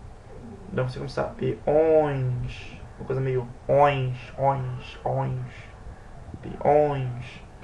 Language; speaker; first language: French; non-native, fluent; Portuguese